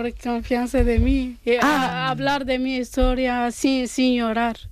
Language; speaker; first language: Spanish; non-native, learner; Arabic